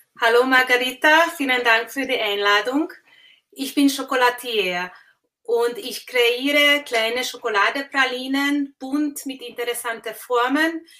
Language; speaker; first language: German; non-native, fluent; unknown